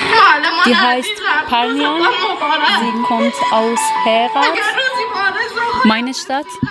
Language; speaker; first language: German; non-native, learner; Persian